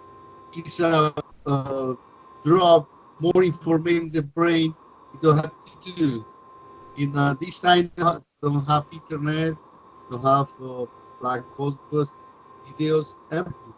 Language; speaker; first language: English; non-native, learner; Spanish